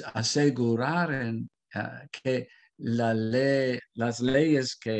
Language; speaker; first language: Spanish; non-native, fluent; English